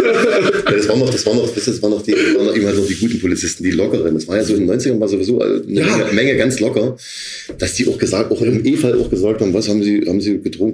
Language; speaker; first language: German; native; German